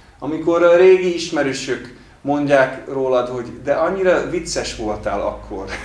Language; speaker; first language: Hungarian; non-native, fluent; English